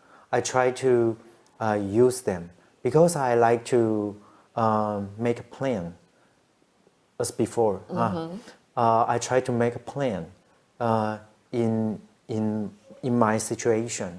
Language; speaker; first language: English; non-native, learner; Chinese